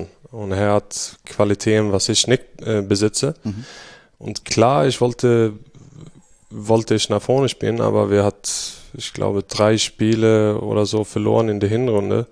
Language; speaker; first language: German; non-native, fluent; Swedish